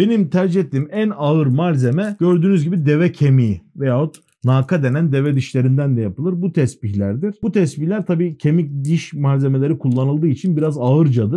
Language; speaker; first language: Turkish; native; Turkish